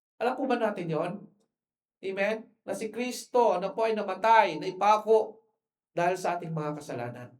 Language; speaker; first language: Filipino; non-native, local second language; Iloko